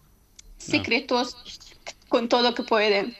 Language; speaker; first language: Spanish; non-native, learner; Persian